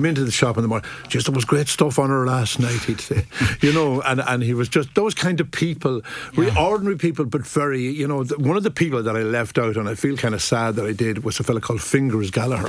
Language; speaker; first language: English; native; English